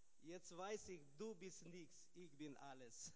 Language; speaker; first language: German; non-native, learner; Russian